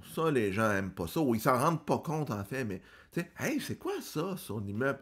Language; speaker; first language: French; native; French